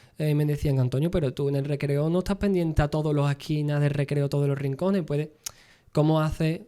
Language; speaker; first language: Spanish; native; Spanish